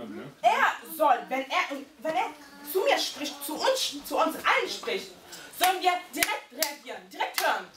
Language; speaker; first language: German; early bilingual, heritage; Lingala